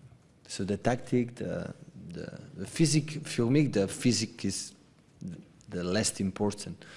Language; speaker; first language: German; non-native, learner; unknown